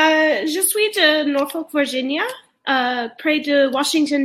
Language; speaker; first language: French; non-native, learner; English